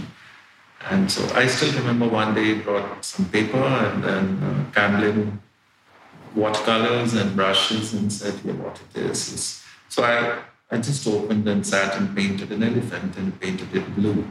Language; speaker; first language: English; non-native, local second language; Telugu